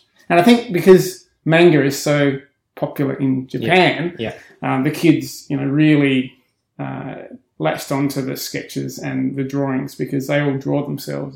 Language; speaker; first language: English; native; English